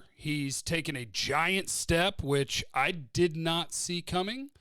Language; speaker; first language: English; native; English